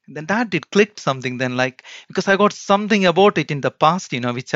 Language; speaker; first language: English; non-native, local second language; Malayalam